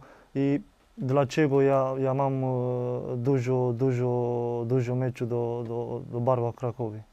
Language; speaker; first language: Polish; non-native, learner; Romanian